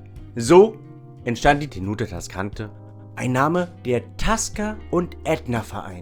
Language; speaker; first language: German; native; German